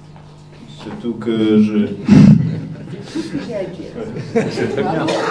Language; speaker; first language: French; non-native, learner; Bosnian